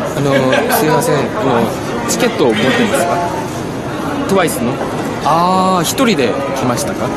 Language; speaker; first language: Japanese; non-native, learner; Korean